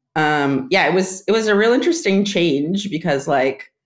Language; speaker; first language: English; early bilingual, other home language; Russian